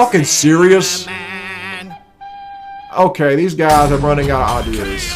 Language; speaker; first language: English; native; English